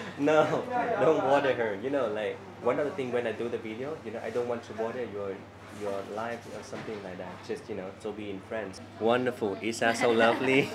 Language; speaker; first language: English; non-native, learner; Vietnamese